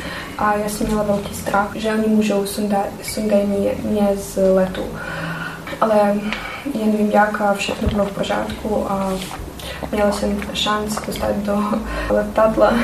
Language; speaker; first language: Czech; non-native, learner; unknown